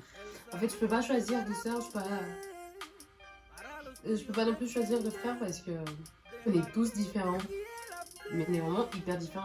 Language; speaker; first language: French; native; French